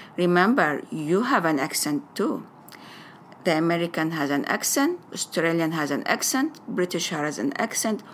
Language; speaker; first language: English; non-native, fluent; Arabic